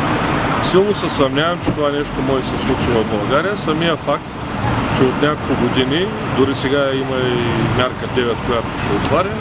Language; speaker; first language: Bulgarian; native; Bulgarian